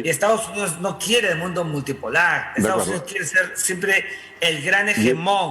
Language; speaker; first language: Spanish; native; Spanish